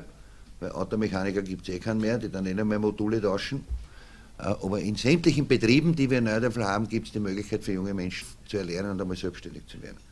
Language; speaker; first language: German; native; German